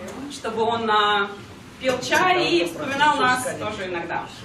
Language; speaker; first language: Russian; non-native, local second language; Georgian